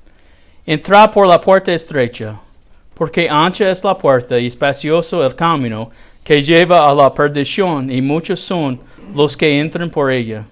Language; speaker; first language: Spanish; non-native, learner; English